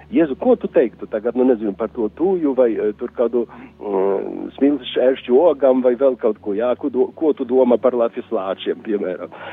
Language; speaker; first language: Latvian; non-native, fluent; Polish